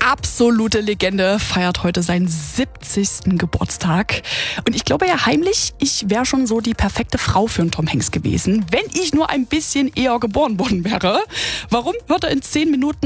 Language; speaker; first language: German; native; German